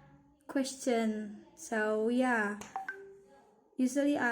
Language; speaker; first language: English; non-native, learner; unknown